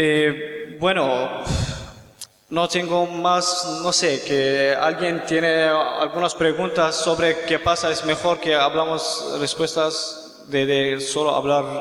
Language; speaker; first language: Spanish; non-native, learner; Kurdish